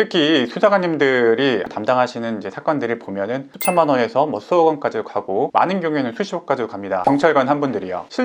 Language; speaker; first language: Korean; native; Korean